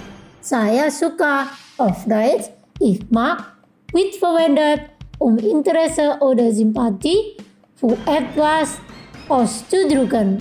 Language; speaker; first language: German; non-native, fluent; Indonesian